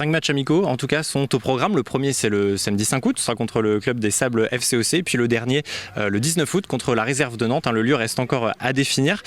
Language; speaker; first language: French; native; French